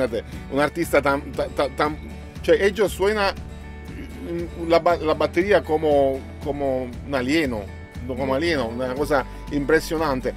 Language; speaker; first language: Spanish; non-native, learner; Italian